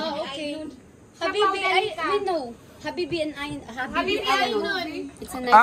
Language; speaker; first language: English; non-native, local second language; Cebuano